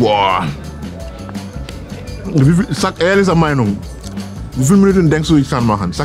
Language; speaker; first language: German; non-native, fluent; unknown